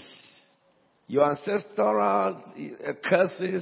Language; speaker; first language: English; non-native, local second language; Yoruba